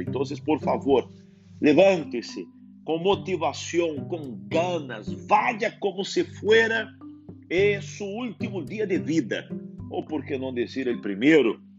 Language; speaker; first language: Portuguese; non-native, learner; Spanish